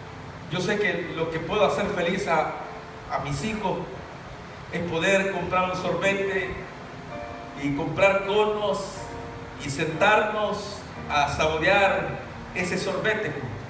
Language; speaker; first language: Spanish; native; Spanish